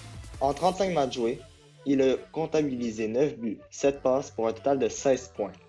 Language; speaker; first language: French; native; French